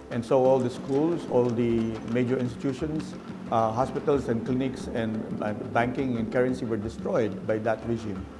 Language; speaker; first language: English; non-native, local second language; Filipino